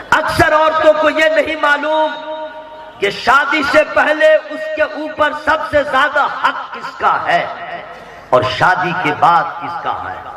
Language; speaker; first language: Urdu; native; Urdu